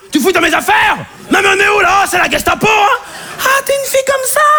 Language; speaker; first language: French; native; French